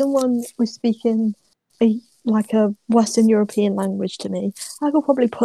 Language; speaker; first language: English; native; English